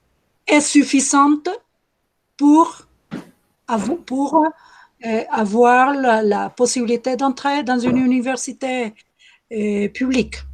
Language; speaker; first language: French; non-native, fluent; Spanish